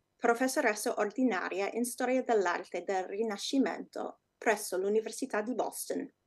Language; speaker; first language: Italian; non-native, fluent; English